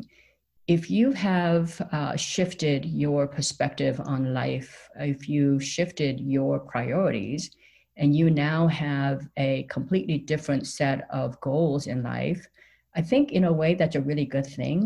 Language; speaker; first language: English; non-native, fluent; Korean